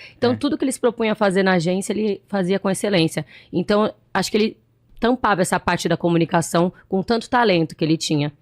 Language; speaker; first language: Portuguese; native; Portuguese